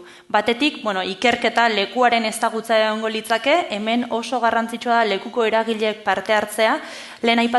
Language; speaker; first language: Basque; native; Basque